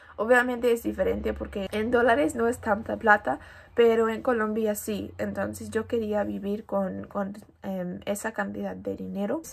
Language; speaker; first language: Spanish; non-native, fluent; English